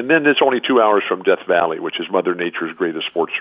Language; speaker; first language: English; native; English